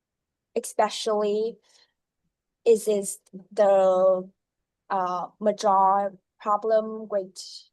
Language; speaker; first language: English; non-native, learner; Vietnamese